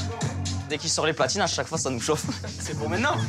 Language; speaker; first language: French; native; French